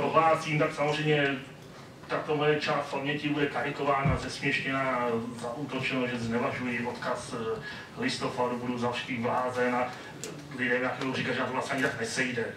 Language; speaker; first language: Czech; native; Czech